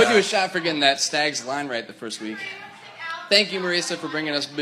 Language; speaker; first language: English; native; English